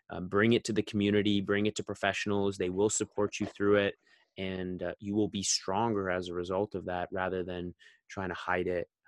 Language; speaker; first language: English; native; English